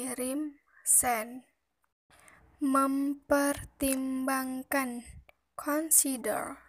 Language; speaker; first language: Indonesian; native; Indonesian